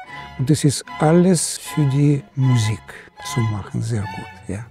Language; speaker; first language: German; non-native, learner; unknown